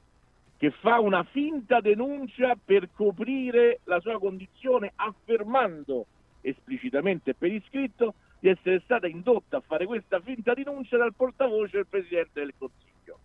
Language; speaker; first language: Italian; native; Italian